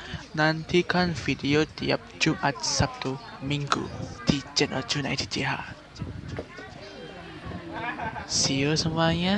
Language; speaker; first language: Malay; non-native, local second language; Javanese